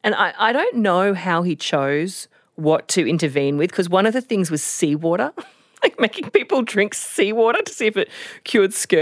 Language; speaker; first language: English; native; English